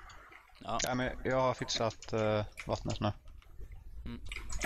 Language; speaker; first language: Swedish; native; Swedish